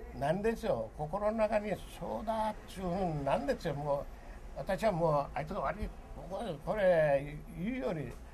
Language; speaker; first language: Japanese; early bilingual, other home language; Korean